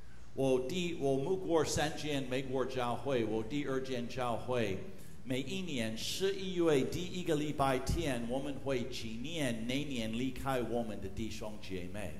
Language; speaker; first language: Chinese; non-native, fluent; English